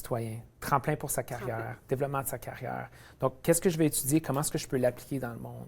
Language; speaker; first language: French; native; French